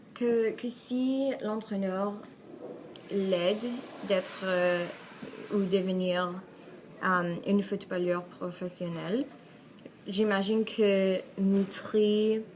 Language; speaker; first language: French; non-native, learner; Persian